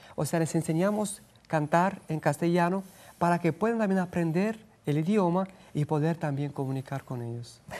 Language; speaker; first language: Spanish; non-native, fluent; Romanian